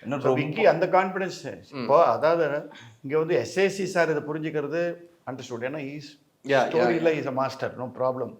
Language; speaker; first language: Tamil; native; Tamil